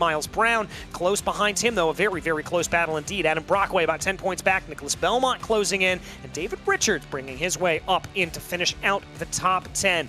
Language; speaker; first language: English; native; English